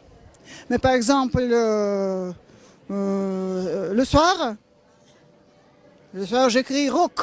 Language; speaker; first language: French; non-native, learner; Russian